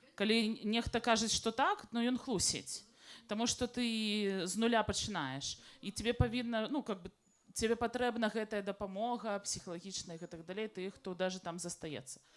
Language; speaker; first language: Belarusian; native; Belarusian